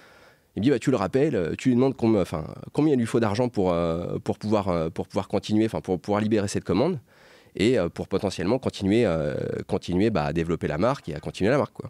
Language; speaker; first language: French; native; French